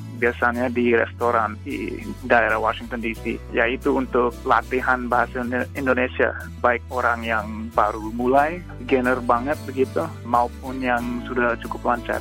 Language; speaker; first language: Indonesian; non-native, fluent; English